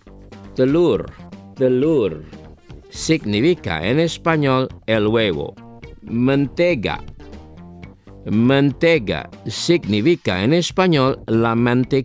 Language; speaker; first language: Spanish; non-native, fluent; Indonesian